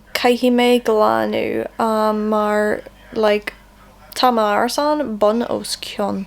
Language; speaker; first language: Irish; non-native, local second language; English